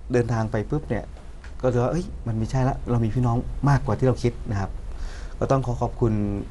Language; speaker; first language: Thai; non-native, local second language; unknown